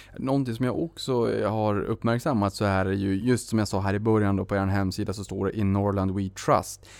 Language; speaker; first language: Swedish; native; Swedish